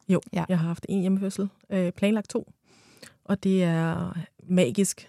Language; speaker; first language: Danish; early bilingual, other home language; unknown